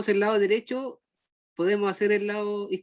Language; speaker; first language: Spanish; native; Spanish